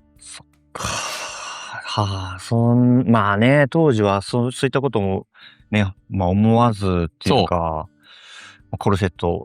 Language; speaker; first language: Japanese; native; Japanese